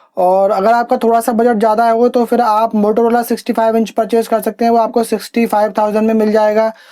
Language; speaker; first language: Hindi; native; Hindi